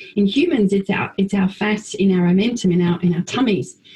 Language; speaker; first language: English; native; English